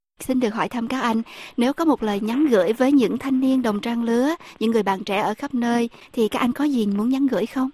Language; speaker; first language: Vietnamese; native; Vietnamese